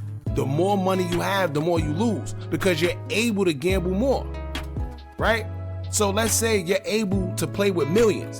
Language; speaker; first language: English; native; English